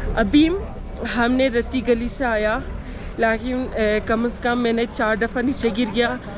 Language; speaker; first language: Urdu; non-native, learner; Turkish